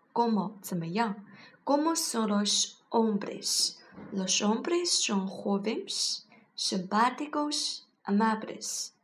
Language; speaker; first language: Spanish; non-native, learner; Chinese